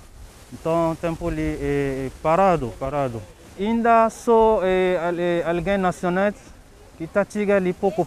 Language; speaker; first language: Portuguese; non-native, local second language; Kabuverdianu